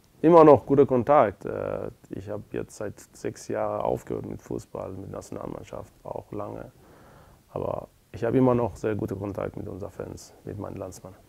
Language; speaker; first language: German; non-native, learner; Persian